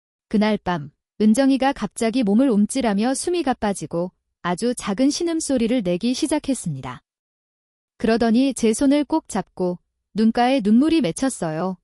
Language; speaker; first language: Korean; native; Korean